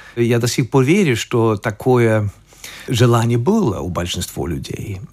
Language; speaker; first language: Russian; non-native, fluent; Swedish